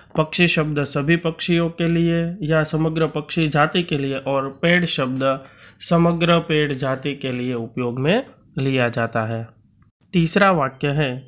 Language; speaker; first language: Hindi; non-native, local second language; Gujarati